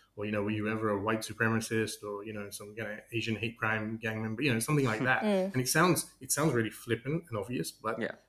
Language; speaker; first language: English; native; English